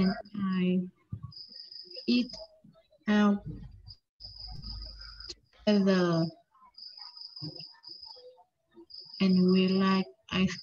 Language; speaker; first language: English; non-native, learner; Vietnamese